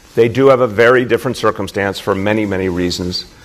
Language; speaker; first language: English; native; English